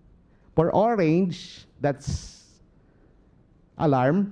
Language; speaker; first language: English; non-native, fluent; Filipino